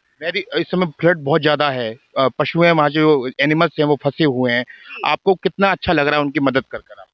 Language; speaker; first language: Hindi; native; Hindi